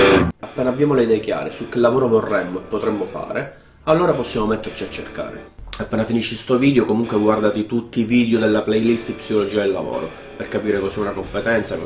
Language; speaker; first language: Italian; native; Italian